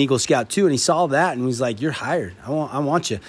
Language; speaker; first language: English; native; English